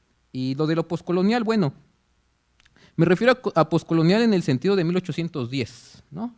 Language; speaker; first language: Spanish; native; Spanish